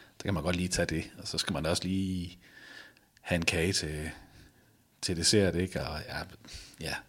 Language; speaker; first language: Danish; native; Danish